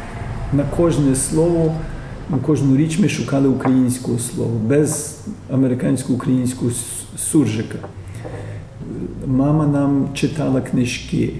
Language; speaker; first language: Ukrainian; early bilingual, heritage; Ukrainian